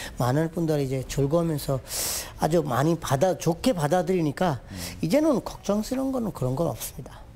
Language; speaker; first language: Korean; non-native, fluent; Bangla